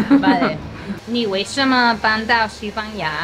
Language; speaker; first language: Chinese; non-native, learner; English